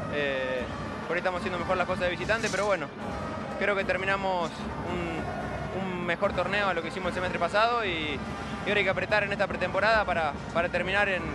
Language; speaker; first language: Spanish; native; Spanish